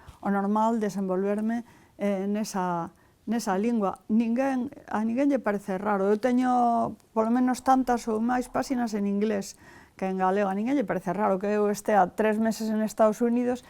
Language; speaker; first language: Galician; non-native, local second language; Spanish